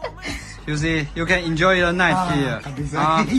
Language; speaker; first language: English; non-native, learner; Chinese